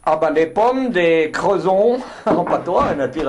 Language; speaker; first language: French; native; French